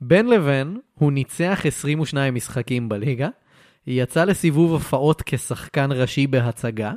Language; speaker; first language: Hebrew; native; Hebrew